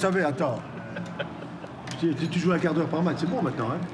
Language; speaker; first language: French; native; French